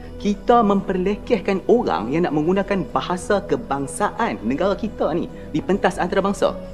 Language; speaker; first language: Malay; native; Malay